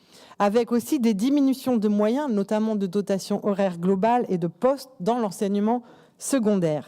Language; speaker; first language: French; native; French